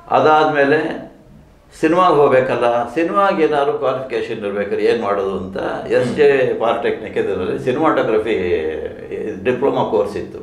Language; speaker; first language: Kannada; native; Kannada